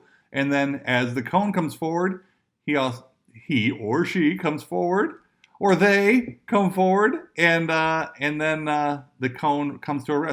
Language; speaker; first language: English; native; English